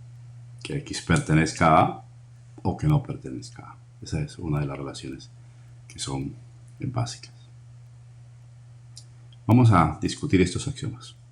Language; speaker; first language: Spanish; native; Spanish